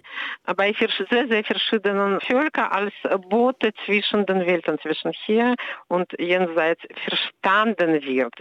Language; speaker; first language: German; non-native, fluent; Russian